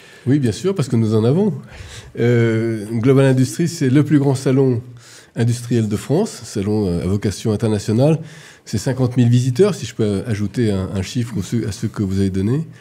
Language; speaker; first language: French; native; French